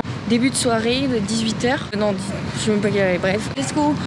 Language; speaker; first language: French; native; French